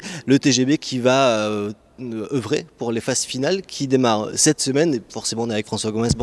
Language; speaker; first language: French; native; French